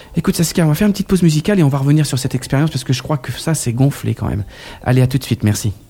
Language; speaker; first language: French; native; French